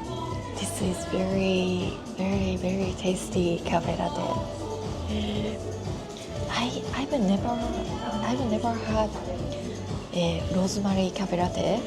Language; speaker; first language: English; non-native, learner; Japanese